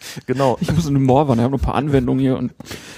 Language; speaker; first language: German; native; German